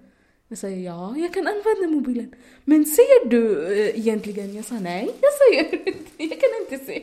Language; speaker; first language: Swedish; non-native, learner; Arabic